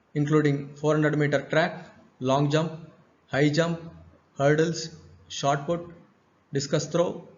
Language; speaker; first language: English; non-native, local second language; Kannada